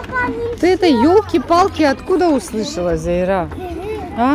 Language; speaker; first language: Russian; native; Russian